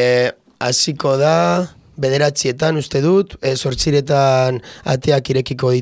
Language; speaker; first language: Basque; non-native, local second language; Spanish